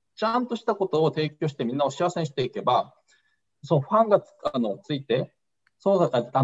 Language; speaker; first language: Japanese; early bilingual, other home language; Korean